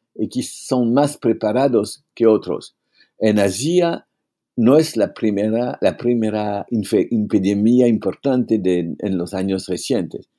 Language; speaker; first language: Spanish; non-native, fluent; French